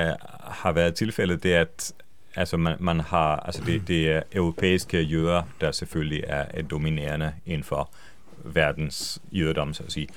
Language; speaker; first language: Danish; non-native, fluent; Hebrew